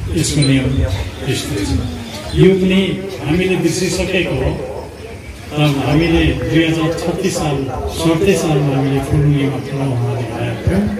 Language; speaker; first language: Nepali; non-native, local second language; Limbu